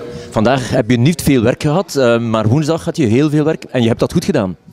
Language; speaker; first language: Dutch; native; Dutch